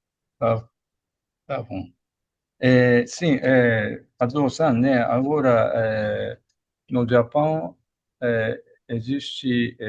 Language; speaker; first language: Portuguese; non-native, fluent; Japanese